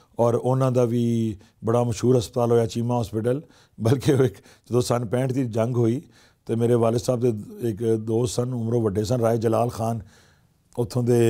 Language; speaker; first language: Punjabi; native; Punjabi